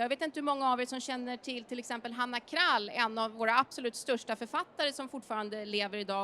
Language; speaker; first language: Swedish; non-native, fluent; Polish